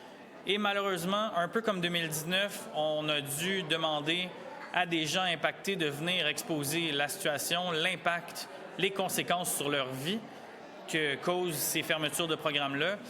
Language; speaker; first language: French; native; French